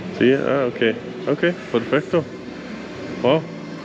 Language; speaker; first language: Spanish; non-native, learner; English